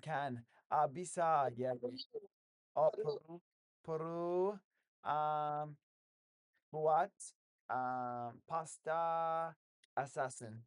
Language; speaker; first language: Indonesian; non-native, learner; English